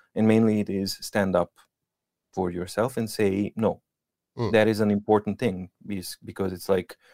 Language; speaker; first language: English; non-native, fluent; Serbian